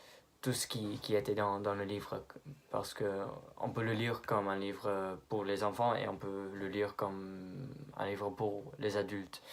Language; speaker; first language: French; non-native, fluent; English